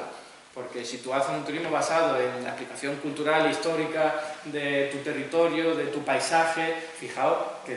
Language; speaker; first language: Spanish; native; Spanish